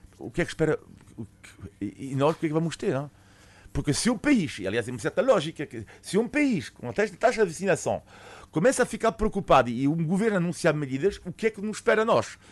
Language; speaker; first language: Portuguese; non-native, fluent; French